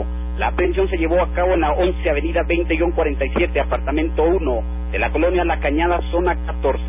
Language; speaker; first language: Spanish; native; Spanish